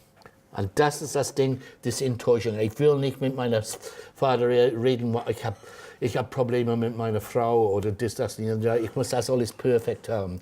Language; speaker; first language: German; non-native, fluent; English